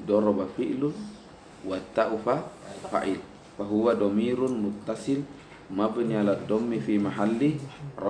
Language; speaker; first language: Arabic; non-native, fluent; Indonesian